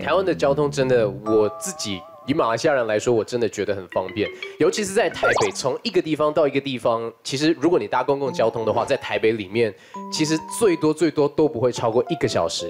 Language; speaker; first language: Chinese; native; Chinese